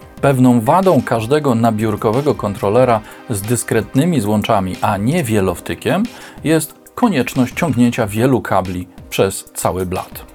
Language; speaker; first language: Polish; native; Polish